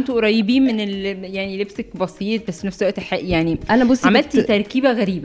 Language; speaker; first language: Arabic; native; Arabic